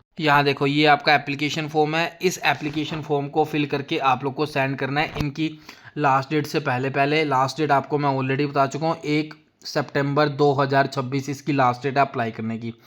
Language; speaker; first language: Hindi; native; Hindi